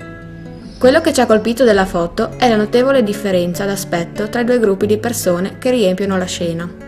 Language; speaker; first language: Italian; native; Italian